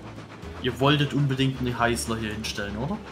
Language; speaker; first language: German; native; German